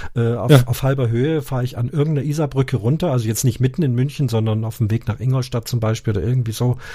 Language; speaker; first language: German; native; German